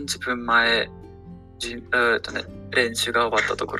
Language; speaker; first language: Japanese; non-native, learner; Ukrainian